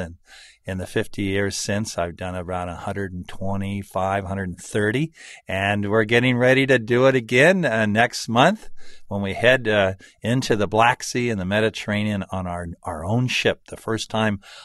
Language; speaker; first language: English; native; English